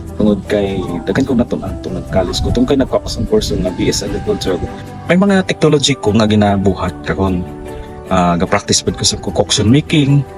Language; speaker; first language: Cebuano; non-native, local second language; Hiligaynon